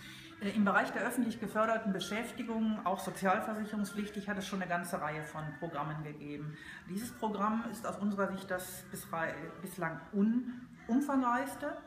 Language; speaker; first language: German; native; German